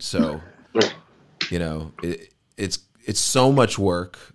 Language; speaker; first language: English; native; English